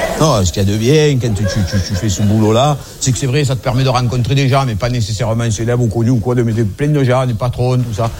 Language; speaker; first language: French; native; French